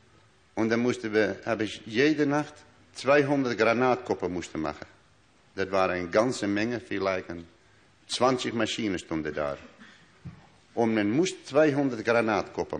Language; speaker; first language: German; non-native, learner; Dutch